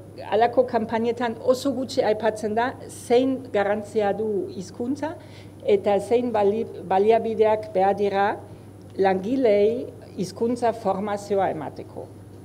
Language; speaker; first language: Basque; non-native, fluent; German